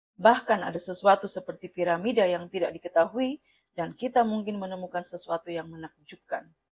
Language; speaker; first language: Indonesian; non-native, fluent; Russian